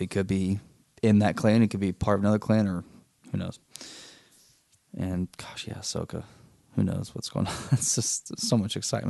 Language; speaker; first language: English; native; English